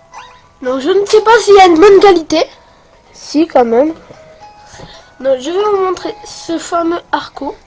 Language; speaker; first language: French; native; French